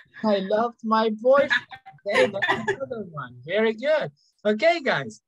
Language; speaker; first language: English; non-native, fluent; Spanish